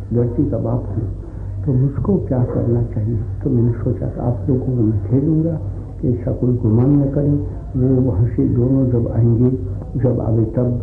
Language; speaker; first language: Hindi; non-native, local second language; Gujarati